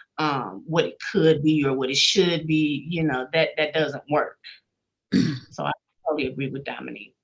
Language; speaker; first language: English; native; English